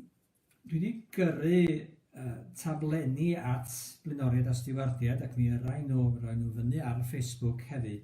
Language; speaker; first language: Welsh; native; Welsh